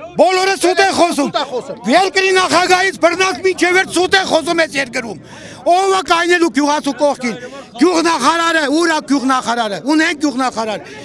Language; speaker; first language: Armenian; native; Armenian